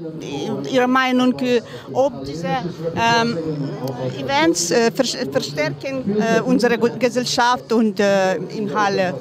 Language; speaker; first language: German; non-native, learner; Ukrainian